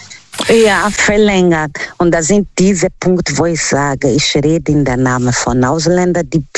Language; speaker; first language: German; non-native, learner; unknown